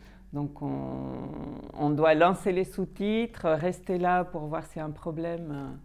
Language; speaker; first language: French; native; French